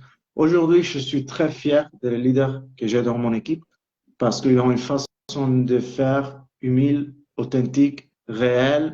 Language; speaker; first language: French; non-native, local second language; Italian